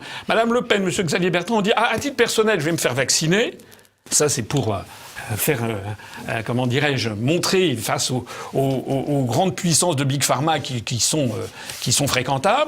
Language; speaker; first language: French; native; French